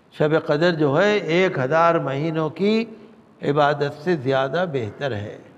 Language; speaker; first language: Urdu; native; Urdu